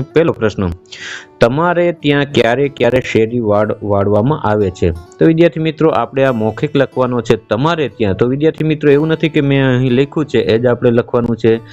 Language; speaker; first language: Gujarati; native; Gujarati